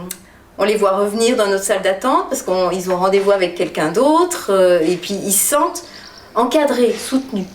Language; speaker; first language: French; native; French